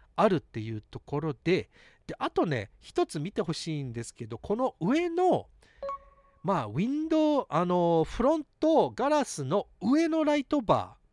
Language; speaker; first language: Japanese; early bilingual, heritage; English